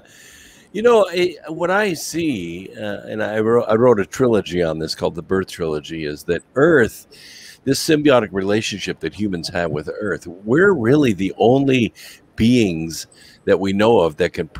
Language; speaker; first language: English; native; English